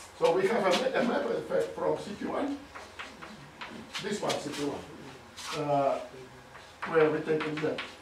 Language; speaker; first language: English; non-native, fluent; Russian